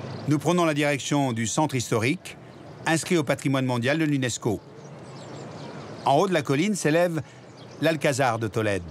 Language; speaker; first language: French; native; French